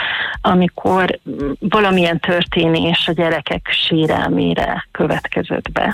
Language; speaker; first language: Hungarian; native; Hungarian